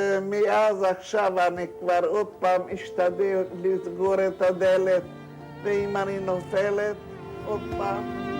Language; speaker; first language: Hebrew; non-native, fluent; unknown